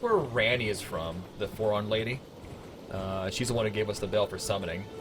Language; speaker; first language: English; native; English